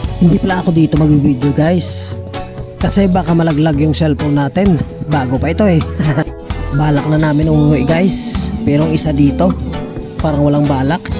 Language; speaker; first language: Filipino; non-native, local second language; Hiligaynon